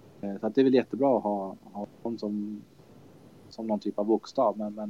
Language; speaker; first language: Swedish; native; Swedish